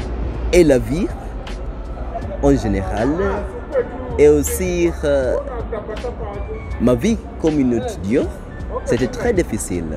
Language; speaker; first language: French; non-native, learner; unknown